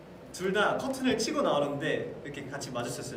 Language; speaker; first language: Korean; native; Korean